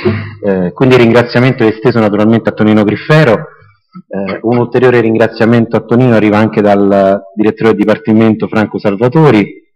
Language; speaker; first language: Italian; native; Italian